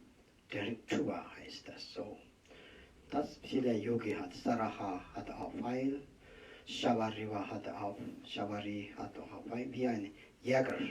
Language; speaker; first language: German; non-native, learner; Tibetan